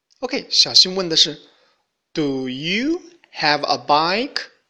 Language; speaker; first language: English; non-native, fluent; Chinese